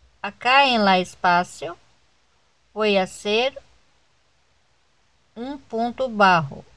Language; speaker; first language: Spanish; non-native, learner; Portuguese